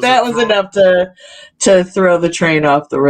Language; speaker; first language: English; native; English